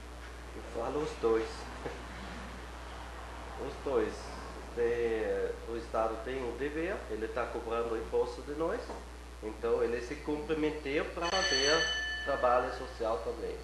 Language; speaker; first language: Portuguese; non-native, fluent; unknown